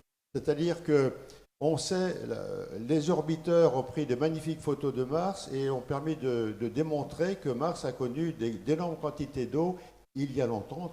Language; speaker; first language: French; native; French